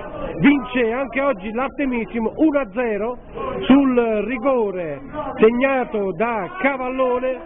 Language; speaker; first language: Italian; native; Italian